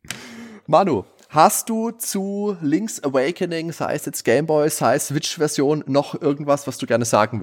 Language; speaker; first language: German; native; German